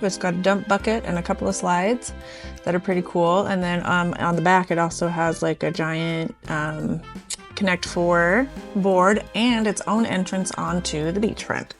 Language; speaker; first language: English; native; English